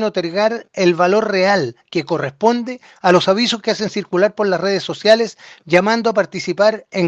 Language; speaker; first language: Spanish; native; Spanish